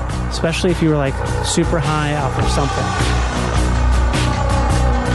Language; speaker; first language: English; native; English